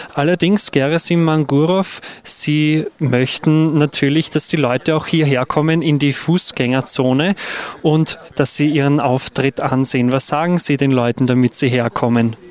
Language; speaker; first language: German; native; German